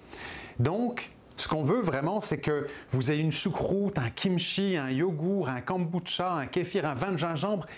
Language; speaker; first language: French; native; French